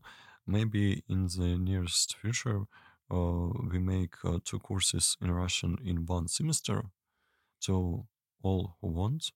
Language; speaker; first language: English; non-native, learner; Russian